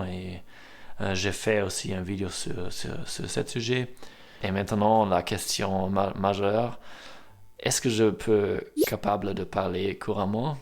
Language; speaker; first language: French; non-native, learner; German